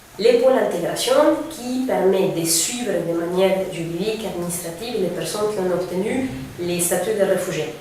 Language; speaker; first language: French; non-native, fluent; Spanish